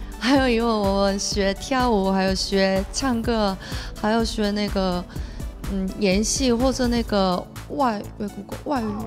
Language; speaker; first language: Chinese; non-native, learner; Korean